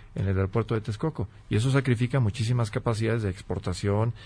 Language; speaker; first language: Spanish; native; Spanish